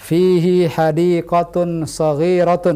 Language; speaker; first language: Arabic; non-native, fluent; Indonesian